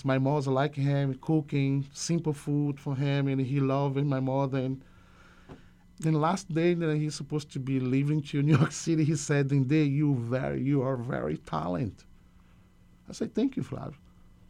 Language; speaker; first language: English; non-native, learner; Portuguese